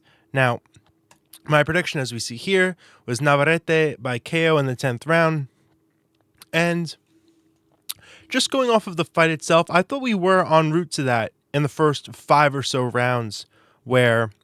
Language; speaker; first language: English; native; English